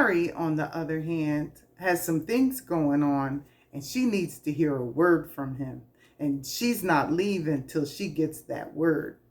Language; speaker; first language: English; native; English